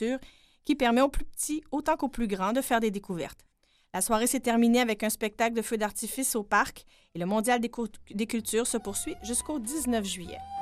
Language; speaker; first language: French; native; French